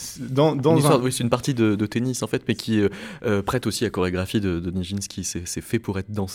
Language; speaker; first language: French; native; French